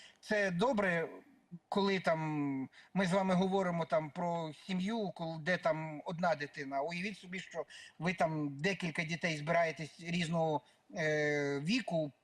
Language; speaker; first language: Ukrainian; native; Ukrainian